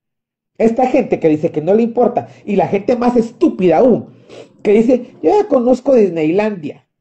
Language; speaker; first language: Spanish; native; Spanish